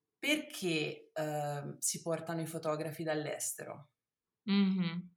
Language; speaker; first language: Italian; native; Italian